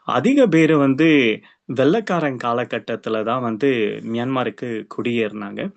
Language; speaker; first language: Tamil; early bilingual, heritage; Tamil